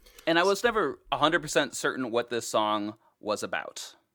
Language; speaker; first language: English; native; English